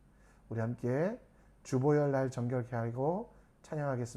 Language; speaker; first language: Korean; native; Korean